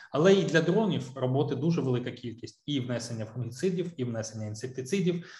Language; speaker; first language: Ukrainian; non-native, local second language; Russian